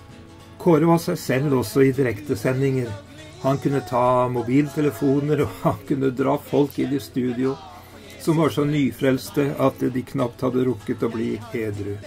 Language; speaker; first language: Norwegian; native; Norwegian